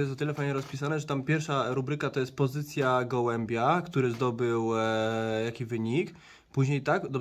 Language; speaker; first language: Polish; native; Polish